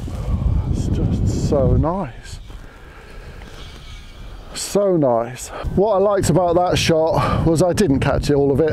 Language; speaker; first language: English; native; English